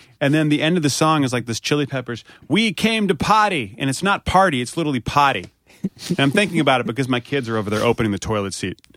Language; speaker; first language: English; native; English